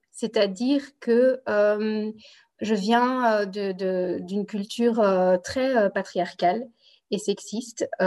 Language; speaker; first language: French; early bilingual, other home language; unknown